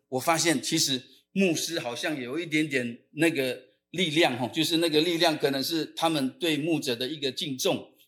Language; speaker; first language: Chinese; non-native, local second language; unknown